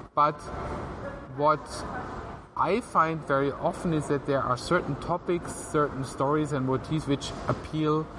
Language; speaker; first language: English; non-native, fluent; German